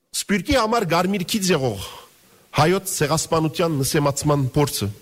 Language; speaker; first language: Armenian; native; Armenian